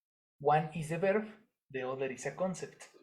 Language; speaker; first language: English; non-native, fluent; Spanish